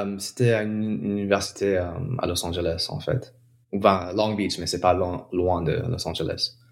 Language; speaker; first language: French; non-native, fluent; English